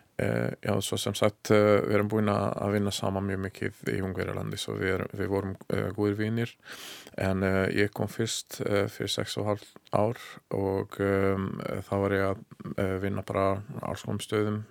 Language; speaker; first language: Icelandic; non-native, learner; Hungarian